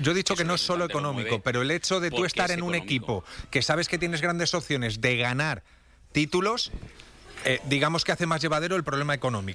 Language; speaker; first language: Spanish; native; Spanish